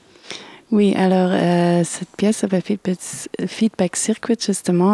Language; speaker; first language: French; non-native, fluent; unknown